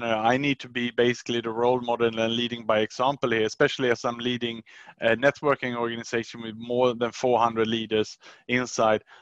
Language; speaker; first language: English; non-native, fluent; Swedish